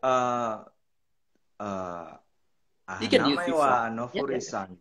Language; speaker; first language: Japanese; non-native, learner; Indonesian